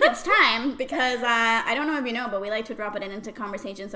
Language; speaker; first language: English; non-native, fluent; Spanish